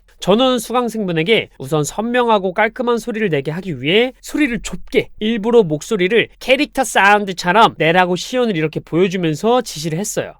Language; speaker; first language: Korean; native; Korean